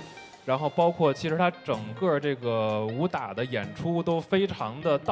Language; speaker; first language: Chinese; native; Chinese